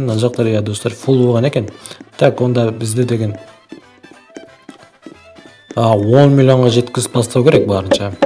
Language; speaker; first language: Kazakh; native; Kazakh